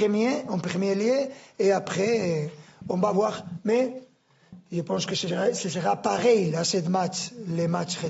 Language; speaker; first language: French; non-native, fluent; Spanish